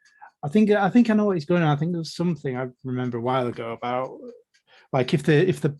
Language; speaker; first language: English; native; English